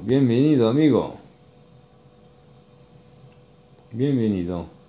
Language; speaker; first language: Spanish; non-native, learner; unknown